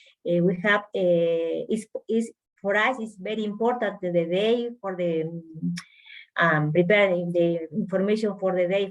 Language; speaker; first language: English; non-native, learner; Spanish